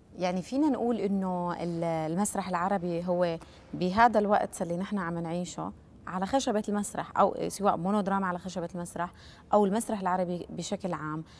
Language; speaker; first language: Arabic; native; Arabic